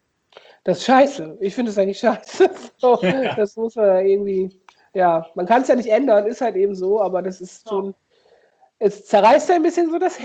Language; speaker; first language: German; native; German